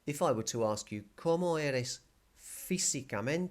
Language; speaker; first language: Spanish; non-native, fluent; English